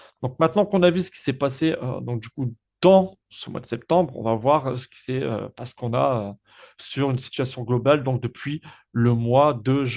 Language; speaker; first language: French; native; French